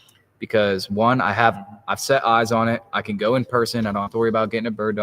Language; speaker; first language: English; native; English